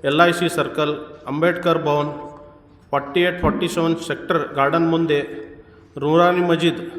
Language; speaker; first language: Kannada; non-native, local second language; Urdu